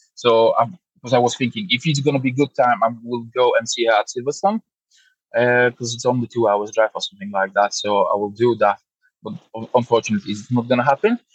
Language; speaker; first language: English; non-native, fluent; Polish